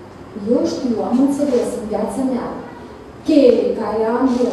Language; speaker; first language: Romanian; non-native, learner; Russian